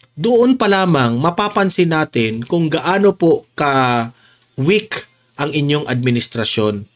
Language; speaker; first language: Filipino; non-native, local second language; Cebuano